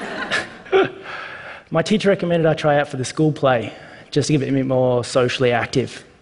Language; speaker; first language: English; native; English